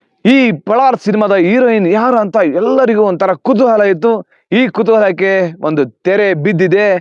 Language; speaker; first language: Kannada; native; Kannada